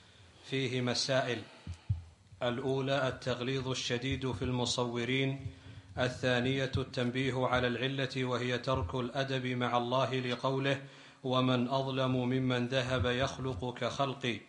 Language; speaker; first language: Arabic; native; Arabic